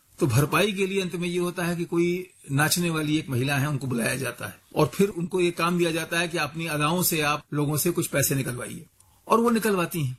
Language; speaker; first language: Hindi; native; Hindi